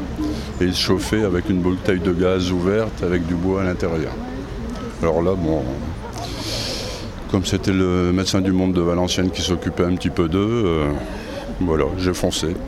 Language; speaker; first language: French; native; French